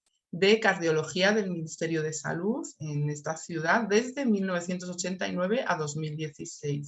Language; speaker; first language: Spanish; native; Spanish